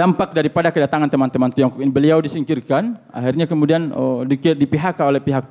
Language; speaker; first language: Indonesian; native; Indonesian